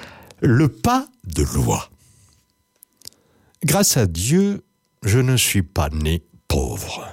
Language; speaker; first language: French; native; French